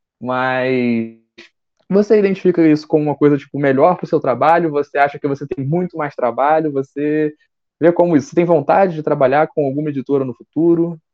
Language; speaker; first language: Portuguese; native; Portuguese